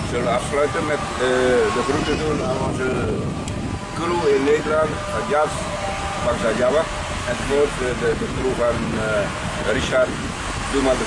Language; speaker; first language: Dutch; early bilingual, heritage; Javanese